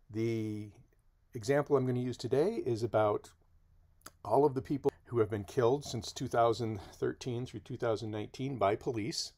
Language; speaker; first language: English; native; English